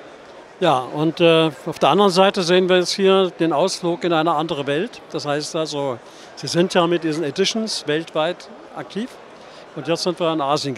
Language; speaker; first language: German; native; German